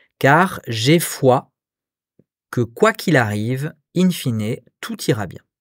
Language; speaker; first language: French; native; French